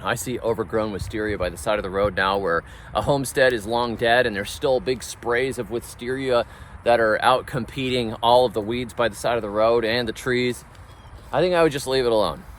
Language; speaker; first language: English; native; English